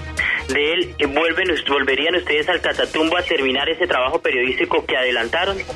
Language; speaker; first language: Spanish; native; Spanish